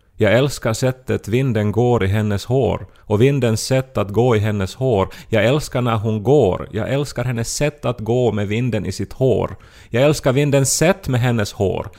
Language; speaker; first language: Swedish; native; Swedish